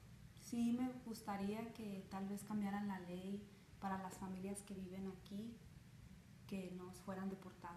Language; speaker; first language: Spanish; early bilingual, other home language; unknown